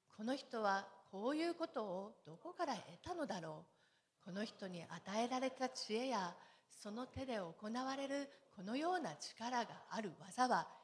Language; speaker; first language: Japanese; native; Japanese